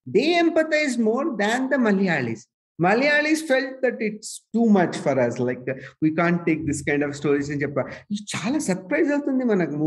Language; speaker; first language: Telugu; non-native, local second language; Kannada